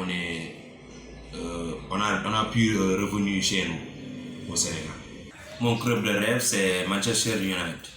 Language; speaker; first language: French; non-native, local second language; Wolof